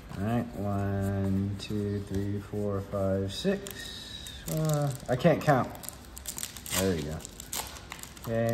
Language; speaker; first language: English; native; English